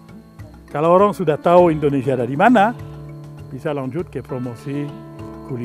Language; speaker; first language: Indonesian; non-native, learner; French